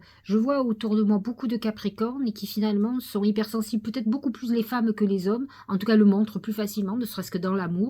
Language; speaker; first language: French; native; French